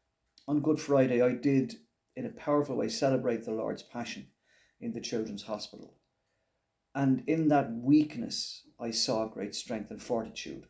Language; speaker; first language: English; native; English